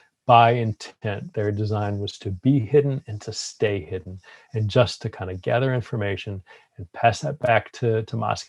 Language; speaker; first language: English; native; English